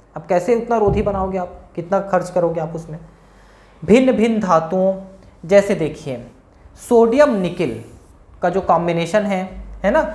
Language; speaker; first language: Hindi; native; Hindi